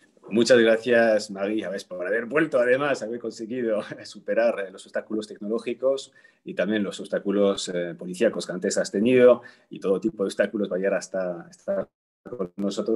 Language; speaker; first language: Spanish; native; Spanish